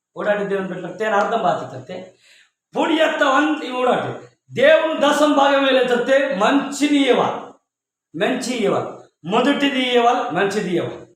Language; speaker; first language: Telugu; non-native, local second language; Koya